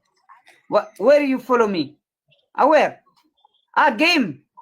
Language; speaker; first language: English; non-native, learner; Tigrinya